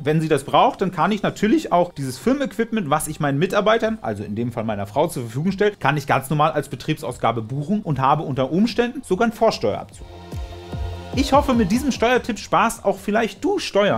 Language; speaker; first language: German; native; German